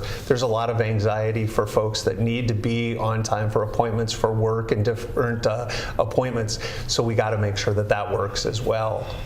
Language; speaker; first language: English; native; English